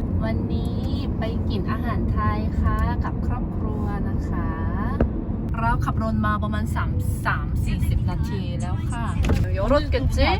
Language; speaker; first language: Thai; non-native, learner; Korean